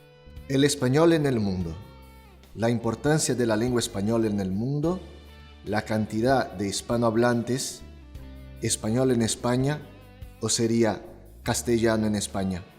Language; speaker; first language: Spanish; non-native, fluent; Portuguese